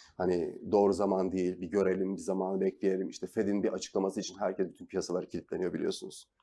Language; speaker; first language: Turkish; native; Turkish